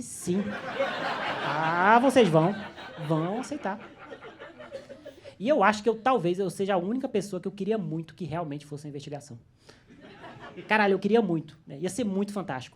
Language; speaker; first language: Portuguese; native; Portuguese